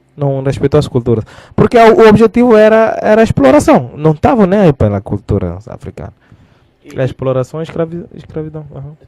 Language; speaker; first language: Portuguese; non-native, local second language; Fula